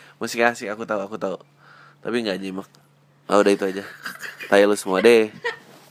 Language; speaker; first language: Indonesian; native; Indonesian